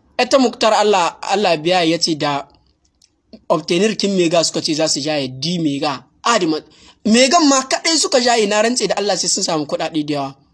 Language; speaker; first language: Hausa; native; Hausa